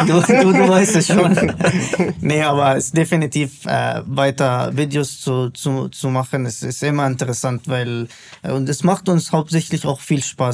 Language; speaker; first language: German; non-native, fluent; Arabic